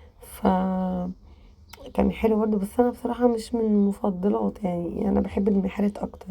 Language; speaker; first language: Arabic; native; Arabic